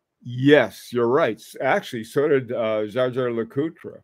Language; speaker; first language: English; native; English